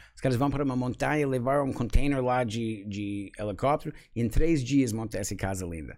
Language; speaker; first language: Portuguese; non-native, fluent; English